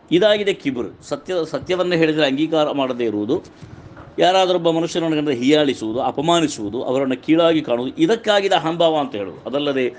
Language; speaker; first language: Kannada; non-native, local second language; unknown